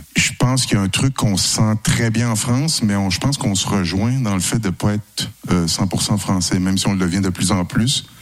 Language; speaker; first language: French; native; French